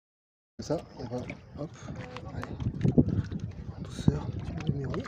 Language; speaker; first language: French; native; French